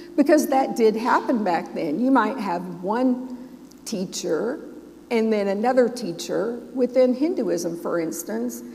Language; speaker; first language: English; native; English